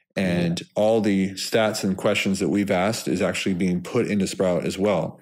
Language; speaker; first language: English; native; English